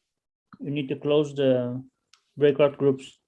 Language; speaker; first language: English; non-native, learner; Portuguese